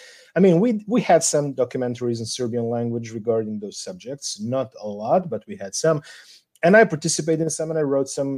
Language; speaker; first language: English; non-native, fluent; Serbian